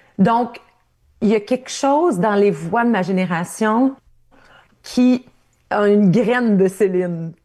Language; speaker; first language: French; native; French